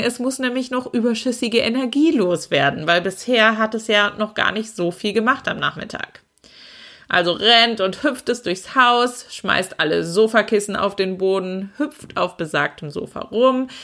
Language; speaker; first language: German; native; German